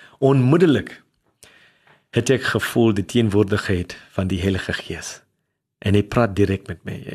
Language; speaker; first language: Afrikaans; non-native, local second language; English